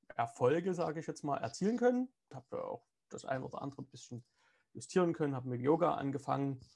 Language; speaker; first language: German; native; German